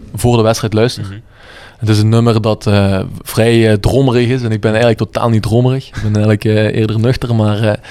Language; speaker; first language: Dutch; native; Dutch